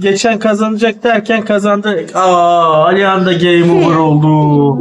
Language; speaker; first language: Turkish; native; Turkish